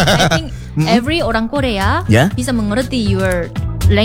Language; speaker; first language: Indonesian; non-native, learner; Korean